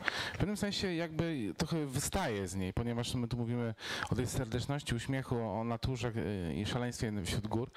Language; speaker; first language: Polish; native; Polish